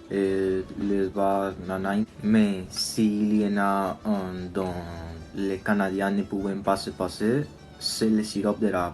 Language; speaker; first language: French; non-native, learner; Spanish